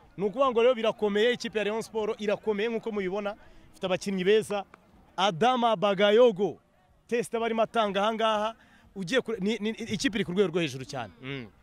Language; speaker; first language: Kinyarwanda; native; Kinyarwanda